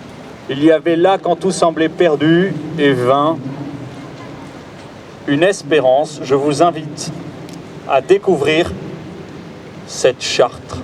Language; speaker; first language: French; native; French